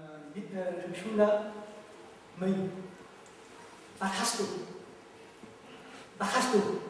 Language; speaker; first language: German; non-native, learner; Vietnamese